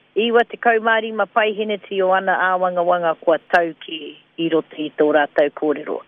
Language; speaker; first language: Māori; non-native, local second language; English